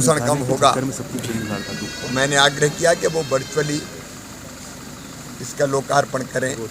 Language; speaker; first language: Hindi; native; Hindi